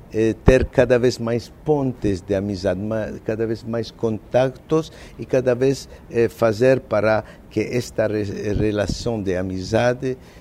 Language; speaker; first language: Portuguese; non-native, fluent; Spanish